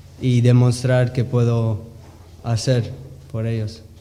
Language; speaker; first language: Spanish; early bilingual, heritage; English